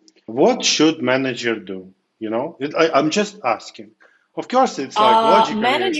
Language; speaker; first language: English; non-native, fluent; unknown